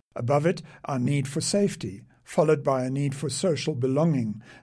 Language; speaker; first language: English; native; English